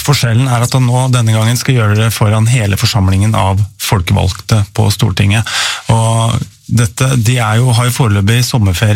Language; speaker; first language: Norwegian; native; Norwegian